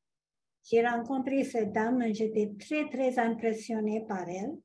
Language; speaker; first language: French; non-native, fluent; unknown